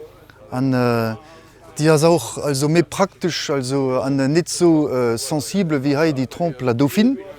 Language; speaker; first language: German; non-native, local second language; Luxembourgish